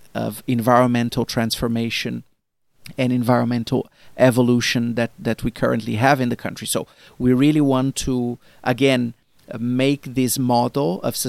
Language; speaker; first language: English; non-native, fluent; Portuguese